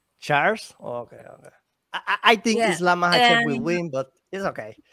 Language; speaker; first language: English; non-native, learner; Spanish